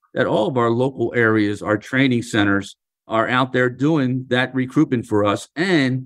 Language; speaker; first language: English; native; English